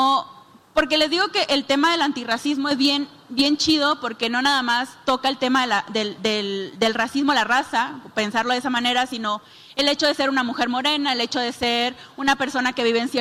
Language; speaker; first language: Spanish; native; Spanish